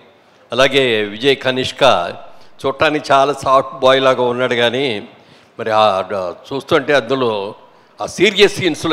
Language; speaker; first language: Telugu; native; Telugu